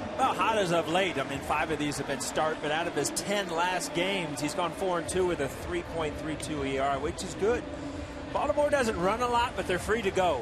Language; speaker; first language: English; native; English